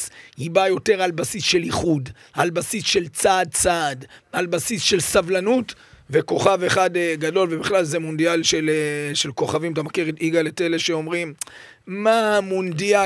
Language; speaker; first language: Hebrew; native; Hebrew